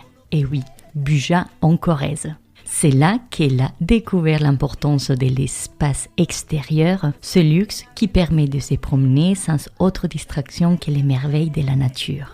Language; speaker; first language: French; non-native, fluent; Spanish